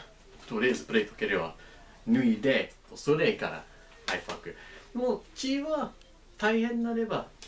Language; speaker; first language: Japanese; non-native, learner; English